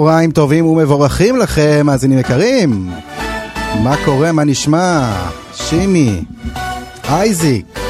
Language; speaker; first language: Hebrew; native; Hebrew